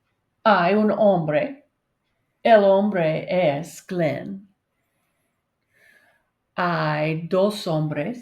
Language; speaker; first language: Spanish; non-native, learner; English